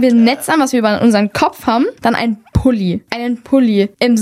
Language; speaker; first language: German; native; German